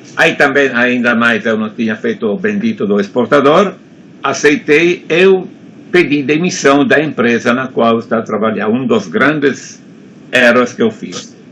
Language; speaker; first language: Portuguese; non-native, fluent; Italian